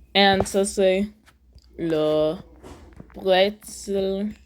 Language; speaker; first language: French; non-native, learner; English